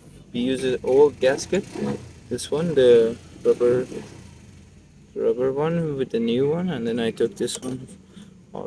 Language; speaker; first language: English; non-native, learner; Persian